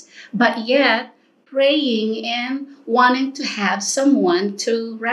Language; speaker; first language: English; non-native, local second language; Filipino